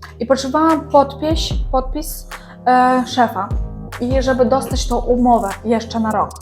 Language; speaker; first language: Polish; non-native, learner; Ukrainian